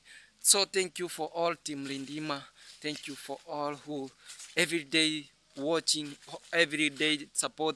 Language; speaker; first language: English; non-native, learner; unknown